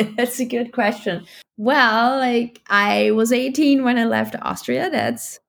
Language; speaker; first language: English; non-native, fluent; German